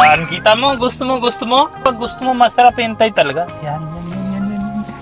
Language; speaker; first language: Filipino; non-native, learner; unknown